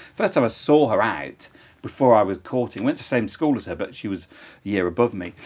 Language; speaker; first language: English; native; English